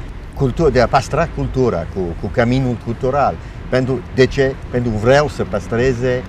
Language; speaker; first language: Romanian; non-native, fluent; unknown